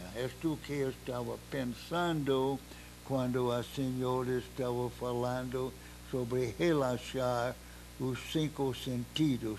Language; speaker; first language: Portuguese; non-native, fluent; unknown